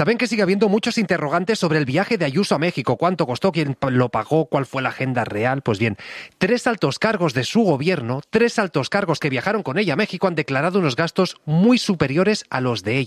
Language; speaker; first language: Spanish; native; Spanish